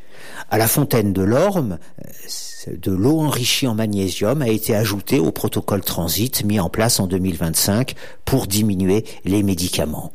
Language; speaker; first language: French; native; French